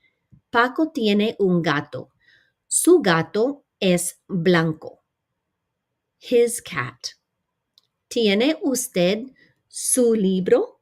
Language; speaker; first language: Spanish; non-native, fluent; English